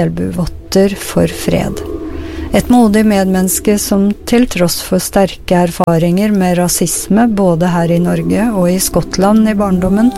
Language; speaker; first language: Norwegian; native; Norwegian